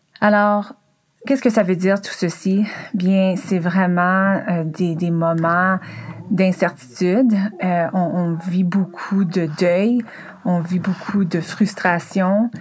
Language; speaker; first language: French; native; French